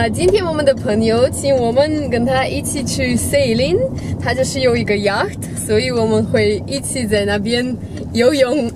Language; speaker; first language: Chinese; non-native, learner; Russian